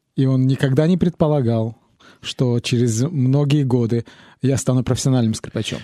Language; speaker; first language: Russian; native; Russian